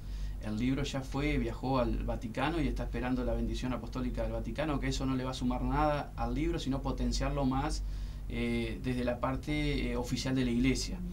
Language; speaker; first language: Spanish; native; Spanish